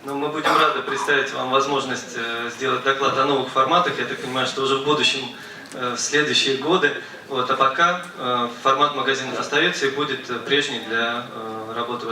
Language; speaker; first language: Russian; native; Russian